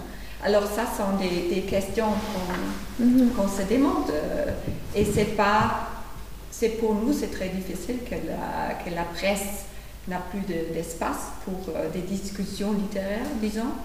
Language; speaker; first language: French; non-native, fluent; German